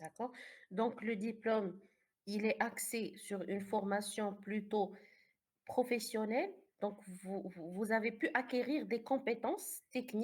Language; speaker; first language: French; non-native, fluent; Arabic